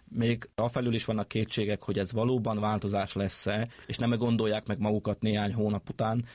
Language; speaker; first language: Hungarian; native; Hungarian